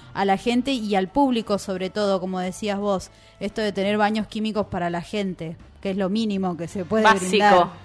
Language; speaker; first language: Spanish; native; Spanish